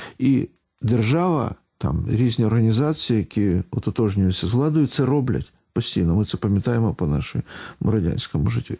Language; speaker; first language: Ukrainian; non-native, local second language; Russian